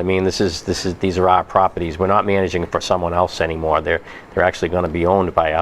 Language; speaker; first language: English; native; English